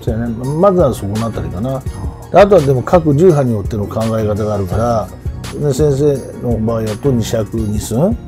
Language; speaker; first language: Japanese; native; Japanese